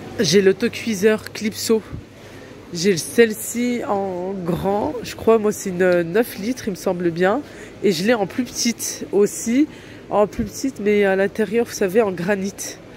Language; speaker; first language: French; early bilingual, other home language; Arabic